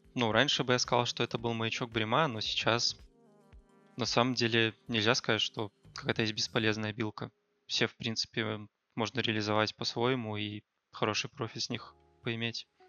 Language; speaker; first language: Russian; native; Russian